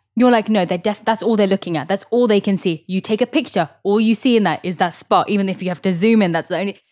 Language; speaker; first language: English; early bilingual, other home language; Hindi